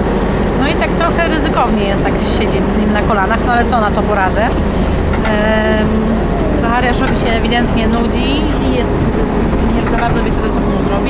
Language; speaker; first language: Polish; native; Polish